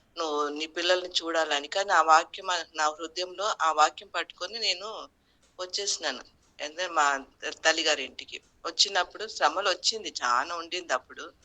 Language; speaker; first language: Telugu; non-native, local second language; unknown